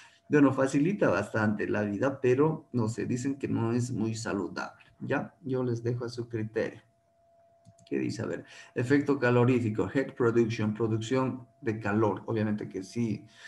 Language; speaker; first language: Spanish; native; Spanish